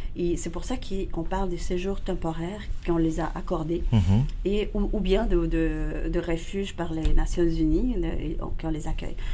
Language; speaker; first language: French; non-native, fluent; Spanish